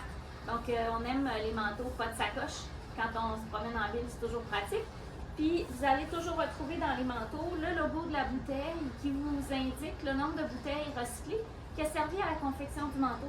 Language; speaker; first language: French; native; French